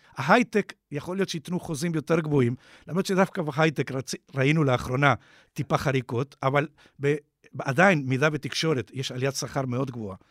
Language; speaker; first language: Hebrew; non-native, fluent; Spanish